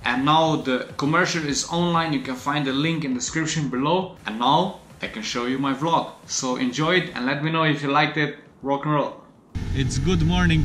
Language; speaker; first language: English; non-native, fluent; Slovenian